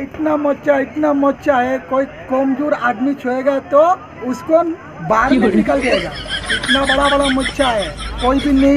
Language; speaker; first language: Hindi; non-native, local second language; Bangla